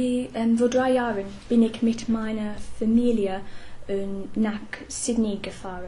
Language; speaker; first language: German; non-native, fluent; English